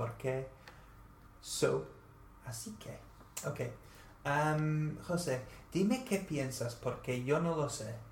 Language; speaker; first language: Spanish; non-native, fluent; English